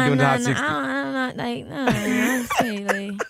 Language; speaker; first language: English; native; English